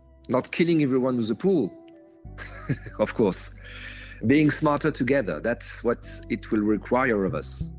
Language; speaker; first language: English; non-native, fluent; French